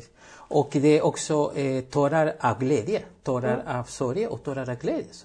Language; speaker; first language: Swedish; non-native, fluent; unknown